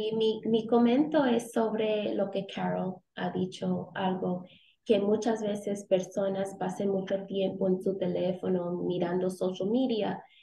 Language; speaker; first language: Spanish; early bilingual, heritage; Spanish